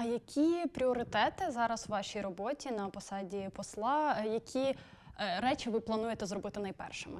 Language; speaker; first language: Ukrainian; native; Ukrainian